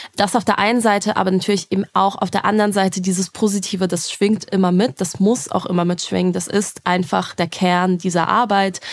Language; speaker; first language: German; early bilingual, other home language; Russian